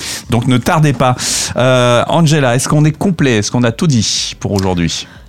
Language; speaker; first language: French; native; French